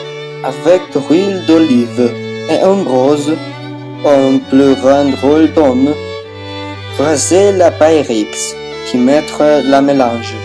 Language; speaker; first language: French; non-native, learner; Spanish